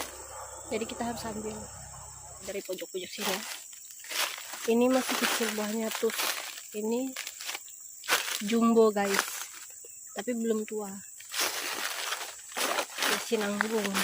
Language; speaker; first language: Indonesian; native; Indonesian